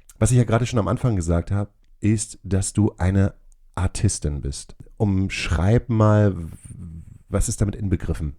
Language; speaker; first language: German; native; German